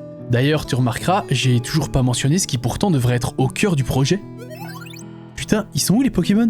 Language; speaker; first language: French; native; French